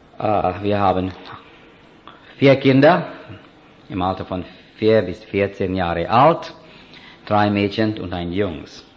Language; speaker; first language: German; non-native, fluent; Hindi